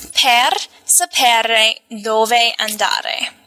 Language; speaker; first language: Italian; non-native, fluent; English